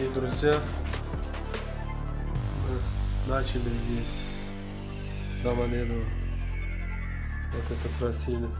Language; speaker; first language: Russian; non-native, learner; Uzbek